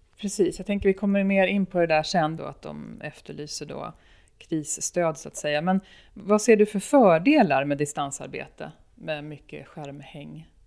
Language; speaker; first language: Swedish; native; Swedish